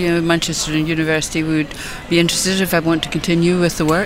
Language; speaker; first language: English; native; English